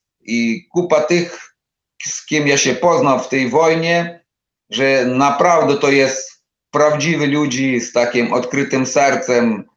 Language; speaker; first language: Polish; non-native, learner; Ukrainian